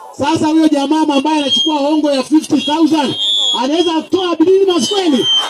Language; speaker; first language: Swahili; non-native, local second language; Luyia